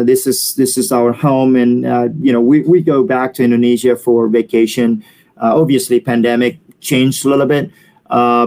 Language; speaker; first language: English; non-native, fluent; Indonesian